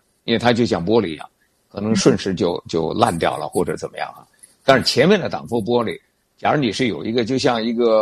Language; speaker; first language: Chinese; native; Chinese